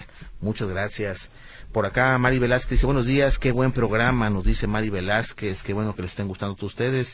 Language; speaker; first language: Spanish; native; Spanish